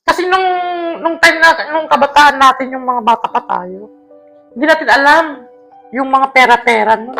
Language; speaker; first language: Filipino; non-native, local second language; Iloko